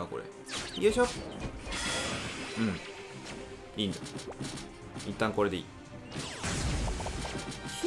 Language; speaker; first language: Japanese; native; Japanese